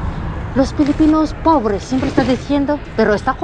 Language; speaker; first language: Spanish; non-native, learner; Filipino